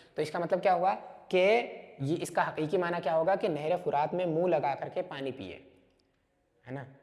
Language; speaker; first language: Urdu; native; Urdu